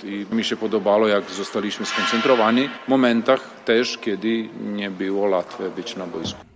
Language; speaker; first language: Polish; non-native, fluent; Serbian